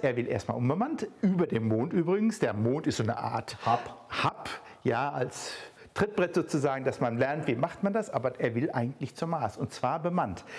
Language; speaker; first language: German; native; German